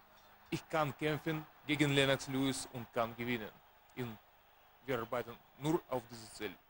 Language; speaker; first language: German; non-native, learner; Russian